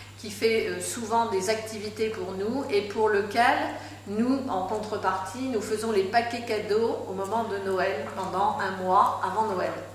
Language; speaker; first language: French; native; French